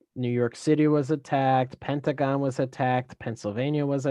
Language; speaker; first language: English; native; English